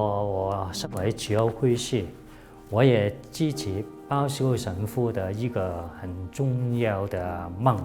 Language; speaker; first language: Chinese; non-native, local second language; Cantonese